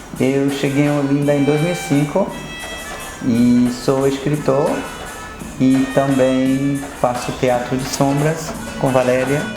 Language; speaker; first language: Portuguese; non-native, fluent; Arabic